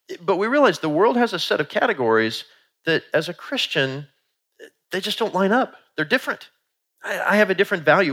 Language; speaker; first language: English; native; English